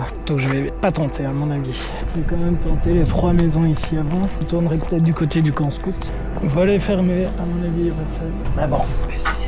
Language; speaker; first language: French; native; French